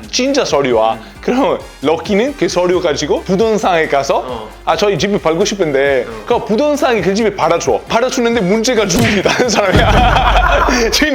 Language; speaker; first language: Korean; non-native, fluent; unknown